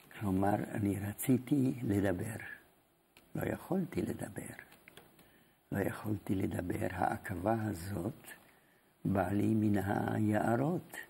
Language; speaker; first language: Hebrew; non-native, fluent; German